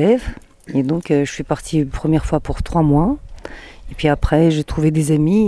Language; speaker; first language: French; non-native, fluent; Mongolian